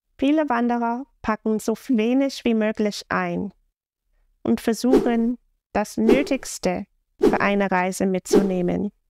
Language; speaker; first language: German; non-native, fluent; English